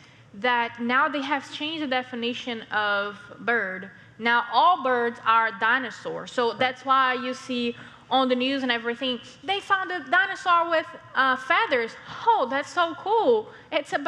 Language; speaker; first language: English; non-native, fluent; Portuguese